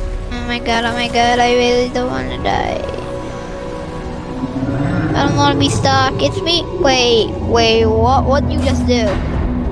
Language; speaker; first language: English; native; English